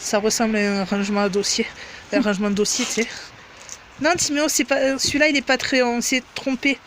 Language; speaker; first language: French; native; French